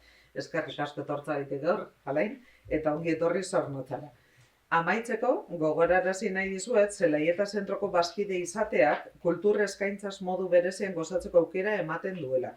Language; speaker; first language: Basque; native; Basque